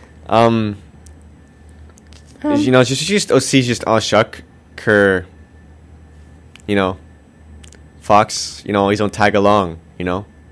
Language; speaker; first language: English; native; English